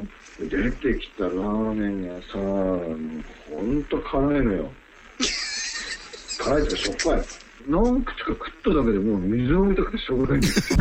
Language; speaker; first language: Japanese; native; Japanese